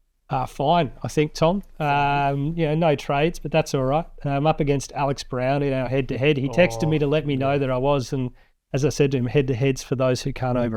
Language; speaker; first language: English; native; English